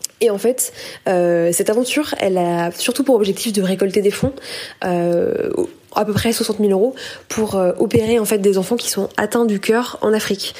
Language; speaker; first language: French; native; French